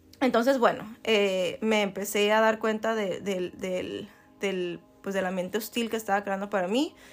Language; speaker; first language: Spanish; native; Spanish